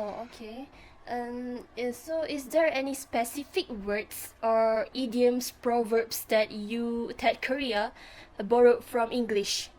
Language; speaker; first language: English; non-native, fluent; Malay